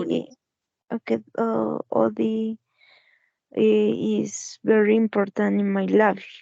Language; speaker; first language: English; non-native, learner; Spanish